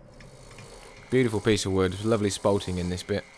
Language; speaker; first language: English; native; English